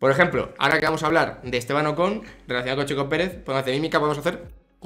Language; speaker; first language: Spanish; native; Spanish